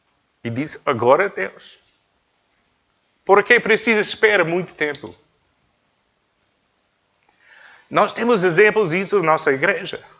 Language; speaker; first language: Portuguese; non-native, learner; English